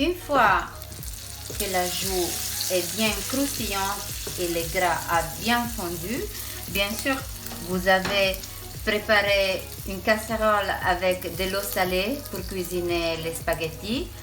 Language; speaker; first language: French; non-native, fluent; Italian